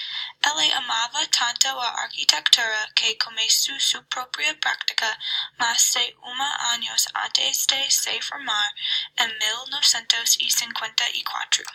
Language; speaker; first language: Portuguese; non-native, learner; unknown